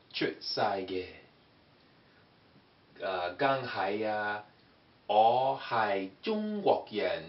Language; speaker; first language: Cantonese; non-native, learner; English